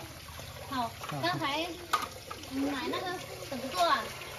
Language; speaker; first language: Chinese; non-native, fluent; Vietnamese